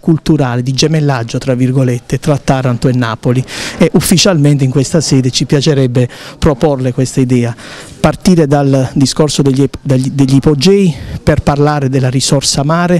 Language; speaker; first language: Italian; native; Italian